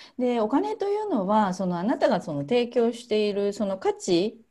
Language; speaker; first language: Japanese; native; Japanese